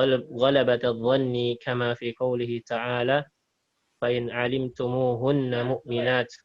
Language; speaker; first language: Arabic; non-native, learner; Indonesian